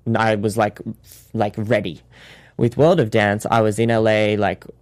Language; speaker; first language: English; native; English